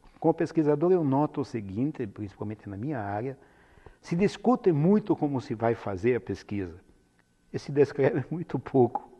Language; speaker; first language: Portuguese; non-native, fluent; Italian